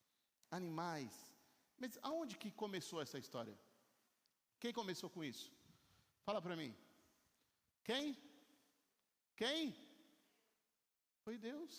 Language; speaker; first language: Portuguese; native; Portuguese